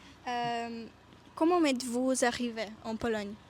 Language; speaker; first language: French; non-native, learner; Polish